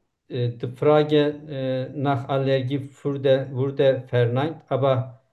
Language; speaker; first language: German; non-native, learner; Turkish